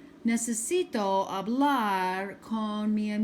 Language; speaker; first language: Spanish; non-native, fluent; English